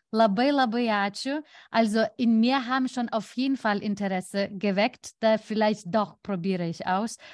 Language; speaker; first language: German; non-native, fluent; Lithuanian